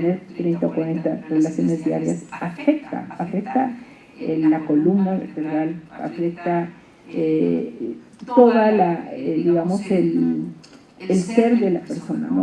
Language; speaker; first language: Spanish; native; Spanish